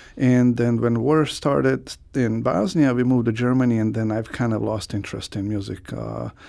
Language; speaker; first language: English; non-native, fluent; Croatian